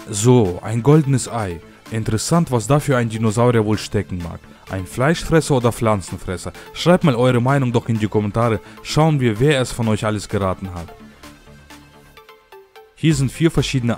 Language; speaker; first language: German; native; German